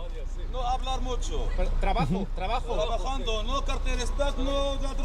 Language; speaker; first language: Spanish; non-native, learner; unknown